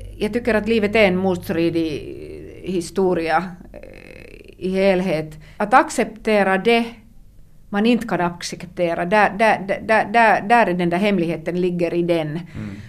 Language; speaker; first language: Swedish; non-native, local second language; Finnish